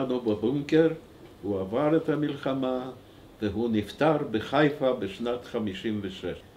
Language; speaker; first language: Hebrew; non-native, fluent; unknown